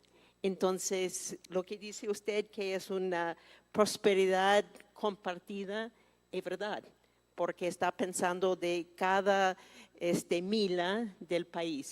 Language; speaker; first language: Spanish; non-native, fluent; English